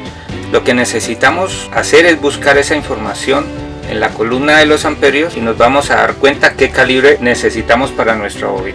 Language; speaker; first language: Spanish; native; Spanish